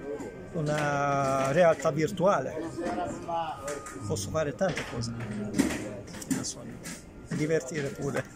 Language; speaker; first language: Italian; non-native, learner; Hungarian